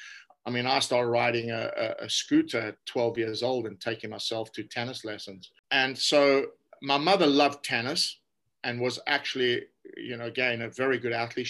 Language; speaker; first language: English; native; English